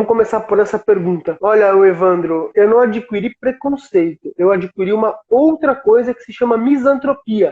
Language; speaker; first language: Portuguese; native; Portuguese